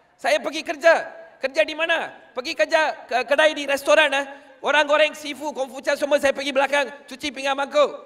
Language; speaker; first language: Malay; non-native, local second language; Tamil